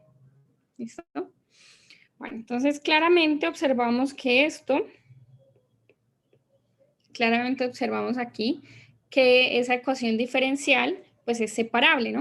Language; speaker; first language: Spanish; native; Spanish